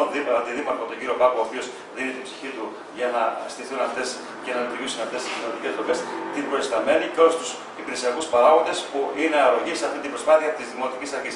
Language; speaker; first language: Greek; native; Greek